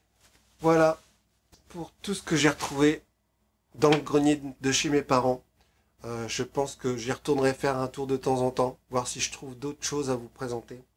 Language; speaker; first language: French; native; French